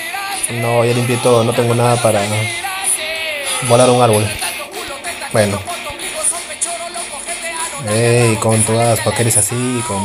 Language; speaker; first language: Spanish; native; Spanish